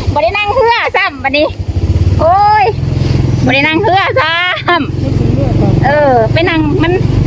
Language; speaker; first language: Thai; native; Thai